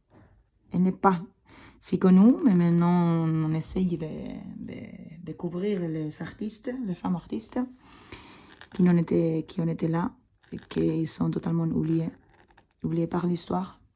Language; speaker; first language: French; non-native, fluent; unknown